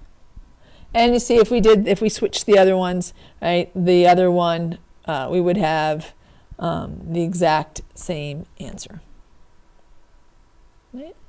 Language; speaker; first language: English; native; English